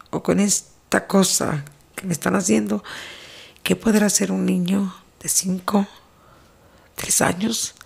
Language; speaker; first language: Spanish; native; Spanish